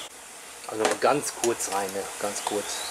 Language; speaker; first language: German; native; German